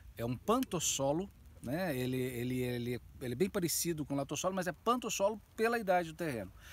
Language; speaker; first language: Portuguese; native; Portuguese